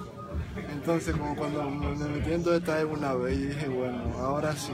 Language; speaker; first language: Spanish; non-native, local second language; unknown